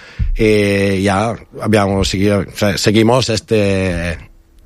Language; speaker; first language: Spanish; non-native, fluent; Italian